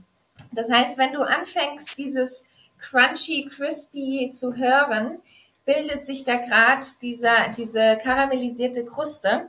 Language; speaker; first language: German; native; German